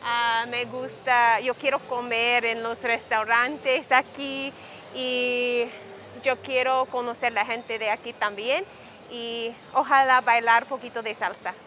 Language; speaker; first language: Spanish; non-native, learner; English